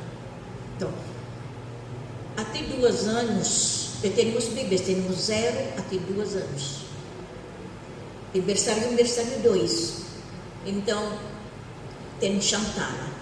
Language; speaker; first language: Portuguese; non-native, fluent; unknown